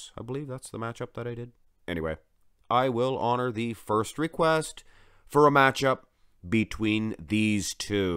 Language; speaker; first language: English; native; English